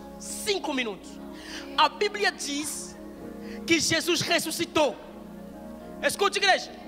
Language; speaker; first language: Portuguese; non-native, fluent; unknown